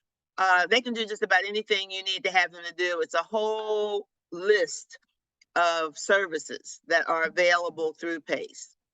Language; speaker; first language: English; native; English